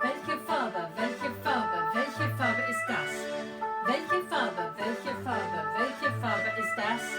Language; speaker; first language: German; non-native, fluent; English